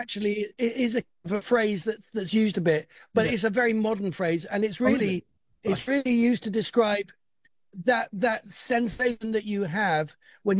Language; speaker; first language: English; native; English